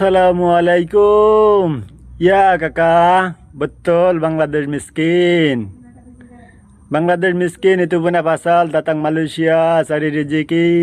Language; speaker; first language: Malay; non-native, learner; Bangla